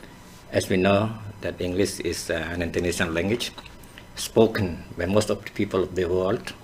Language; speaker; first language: English; non-native, fluent; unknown